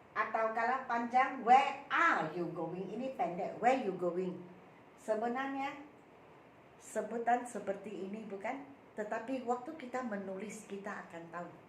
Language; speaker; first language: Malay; non-native, local second language; Min Nan Chinese